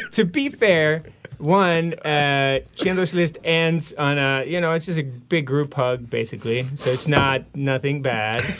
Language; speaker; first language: English; non-native, fluent; Swedish